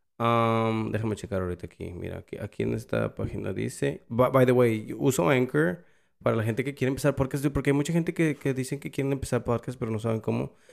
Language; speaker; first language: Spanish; early bilingual, heritage; Spanish